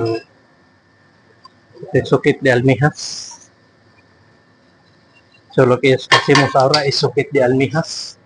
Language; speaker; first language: Spanish; non-native, learner; Filipino